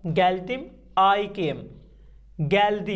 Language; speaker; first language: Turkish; non-native, learner; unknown